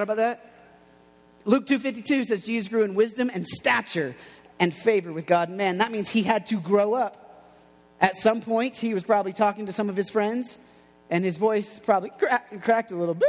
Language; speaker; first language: English; native; English